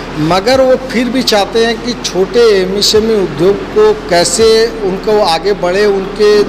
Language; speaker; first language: Hindi; native; Hindi